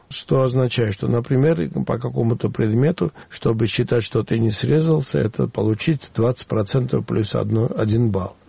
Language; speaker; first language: Russian; non-native, local second language; Georgian